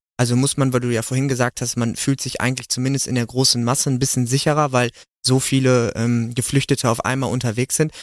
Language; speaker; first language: German; native; German